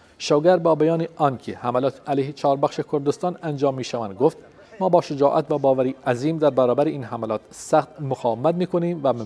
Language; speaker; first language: Persian; non-native, local second language; Central Kurdish